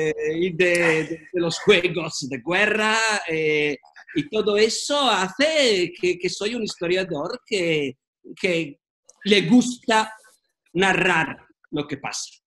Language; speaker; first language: Spanish; non-native, fluent; Italian